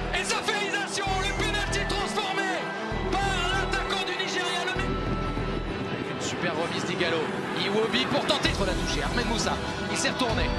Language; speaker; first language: French; native; French